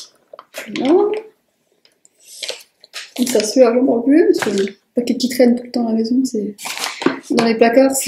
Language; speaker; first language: French; native; French